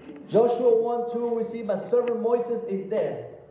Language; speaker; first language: English; non-native, learner; Spanish